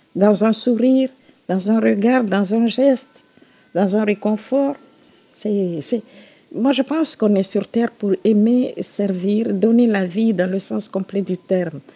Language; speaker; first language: French; non-native, local second language; Susu